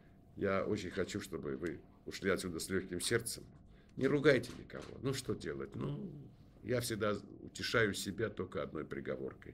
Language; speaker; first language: Russian; native; Russian